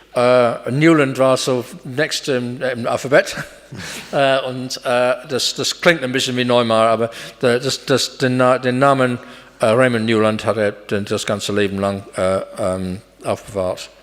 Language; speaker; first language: German; non-native, fluent; English